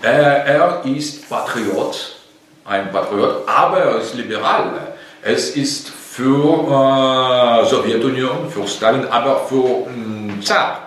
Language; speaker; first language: German; non-native, learner; Russian